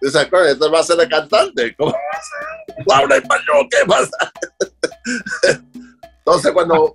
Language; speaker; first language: Spanish; early bilingual, other home language; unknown